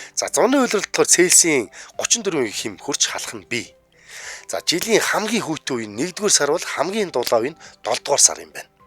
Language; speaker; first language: Mongolian; native; Mongolian